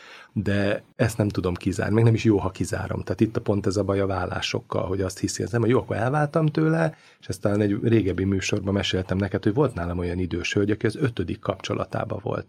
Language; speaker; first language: Hungarian; native; Hungarian